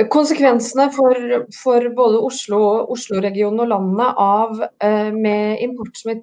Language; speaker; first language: Norwegian; native; Norwegian